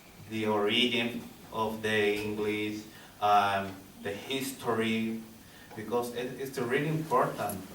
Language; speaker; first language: English; non-native, learner; Spanish